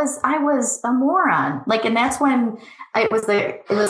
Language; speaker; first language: English; native; English